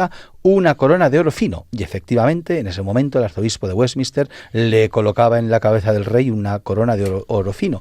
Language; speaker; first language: Spanish; native; Spanish